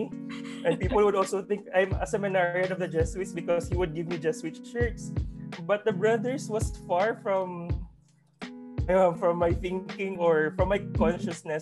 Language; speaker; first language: English; non-native, local second language; Hiligaynon